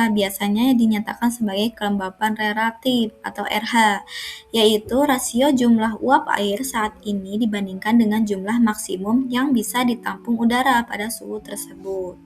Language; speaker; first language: Indonesian; native; Indonesian